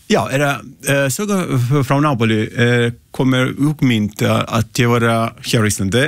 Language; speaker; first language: Icelandic; non-native, learner; Italian